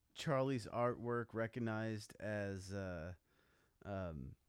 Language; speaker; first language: English; native; English